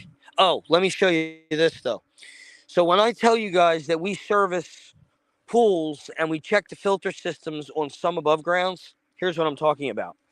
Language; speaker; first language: English; native; English